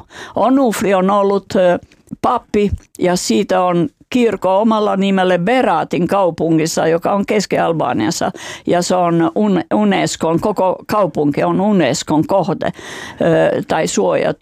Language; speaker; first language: Finnish; non-native, fluent; Albanian